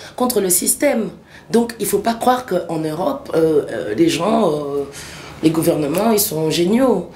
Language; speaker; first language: French; early bilingual, other home language; Swahili